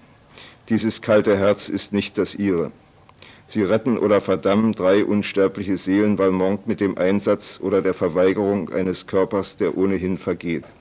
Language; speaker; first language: German; native; German